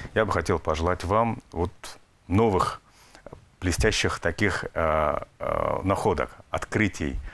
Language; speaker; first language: Russian; native; Russian